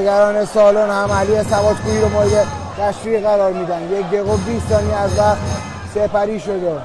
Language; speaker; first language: Persian; native; Persian